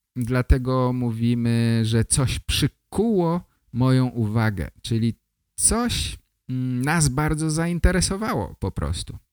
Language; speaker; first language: Polish; native; Polish